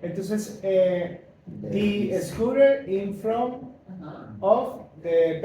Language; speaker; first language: English; non-native, learner; Spanish